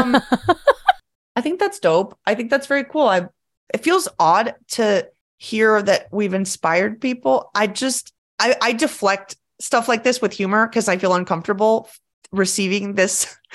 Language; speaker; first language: English; early bilingual, other home language; Spanish